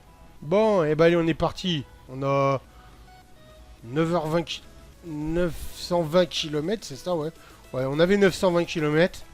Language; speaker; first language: French; native; French